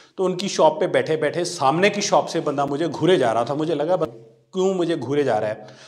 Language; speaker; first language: Hindi; non-native, local second language; Punjabi